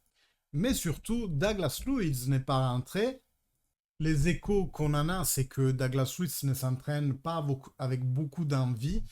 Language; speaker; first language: French; early bilingual, heritage; Italian